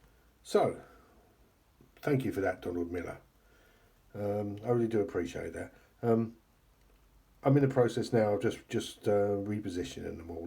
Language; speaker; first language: English; native; English